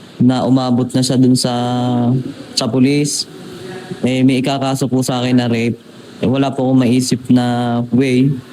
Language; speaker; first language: Filipino; native; Filipino